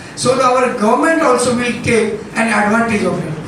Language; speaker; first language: English; non-native, local second language; Marathi